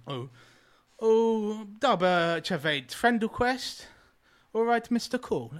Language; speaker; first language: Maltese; early bilingual, heritage; Maltese